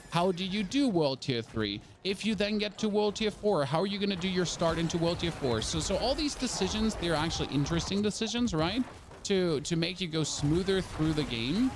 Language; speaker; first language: English; non-native, fluent; German